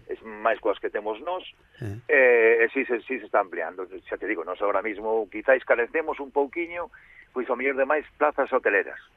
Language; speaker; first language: Galician; native; Galician